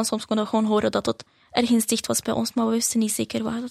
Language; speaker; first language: Dutch; early bilingual, other home language; Arabic